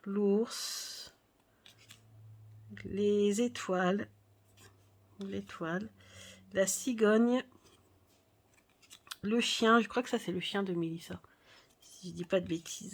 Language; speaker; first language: French; native; French